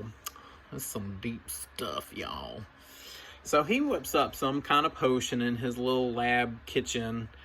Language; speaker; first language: English; native; English